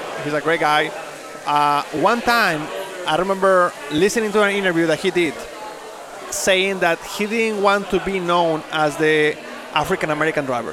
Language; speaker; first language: English; non-native, fluent; Spanish